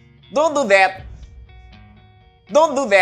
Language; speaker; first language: English; non-native, learner; Haitian Creole